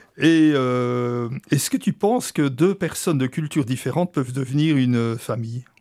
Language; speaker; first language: French; native; French